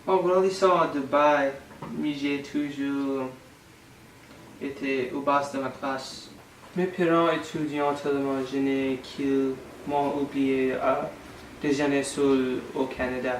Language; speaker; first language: French; non-native, learner; English